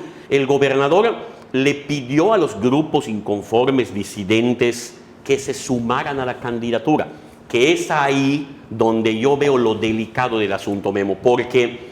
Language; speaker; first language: Spanish; native; Spanish